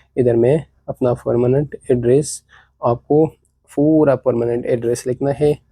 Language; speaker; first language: Urdu; non-native, local second language; Pashto